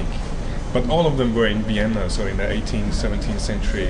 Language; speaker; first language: English; non-native, fluent; German